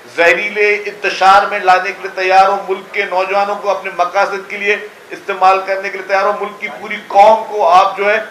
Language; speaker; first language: Urdu; non-native, local second language; Sindhi